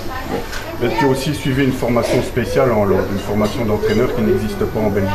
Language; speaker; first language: French; native; French